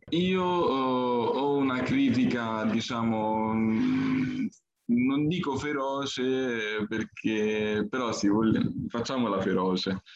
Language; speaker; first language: Italian; early bilingual, other home language; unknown